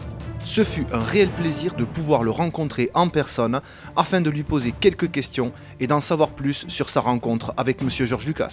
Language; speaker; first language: French; native; French